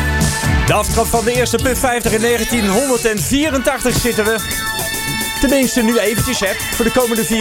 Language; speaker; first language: Dutch; native; Dutch